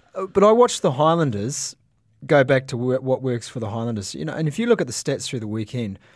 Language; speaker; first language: English; native; English